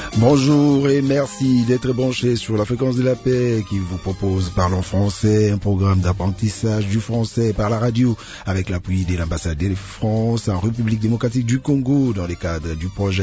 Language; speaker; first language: French; non-native, local second language; Lingala